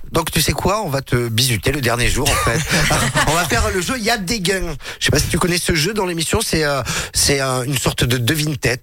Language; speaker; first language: French; native; French